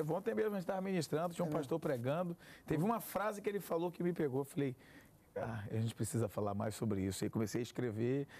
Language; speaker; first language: Portuguese; native; Portuguese